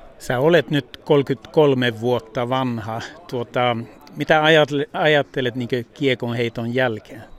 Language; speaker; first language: Finnish; early bilingual, heritage; Finnish